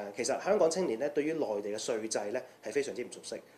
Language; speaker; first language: Chinese; non-native, local second language; Cantonese